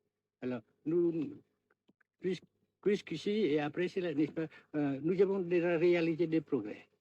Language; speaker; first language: French; non-native, local second language; Vietnamese